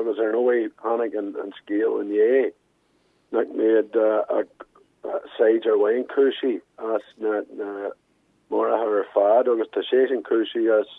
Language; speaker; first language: Irish; non-native, local second language; English